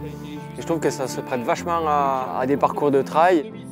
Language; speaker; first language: French; native; French